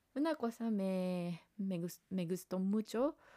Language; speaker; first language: Spanish; non-native, learner; Japanese